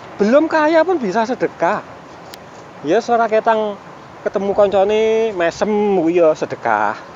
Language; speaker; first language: Indonesian; non-native, local second language; Javanese